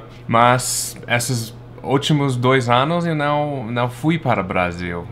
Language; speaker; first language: Portuguese; non-native, fluent; English